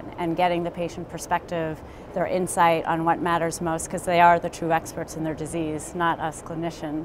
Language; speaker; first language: English; native; English